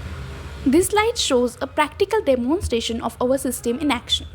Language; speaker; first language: English; non-native, learner; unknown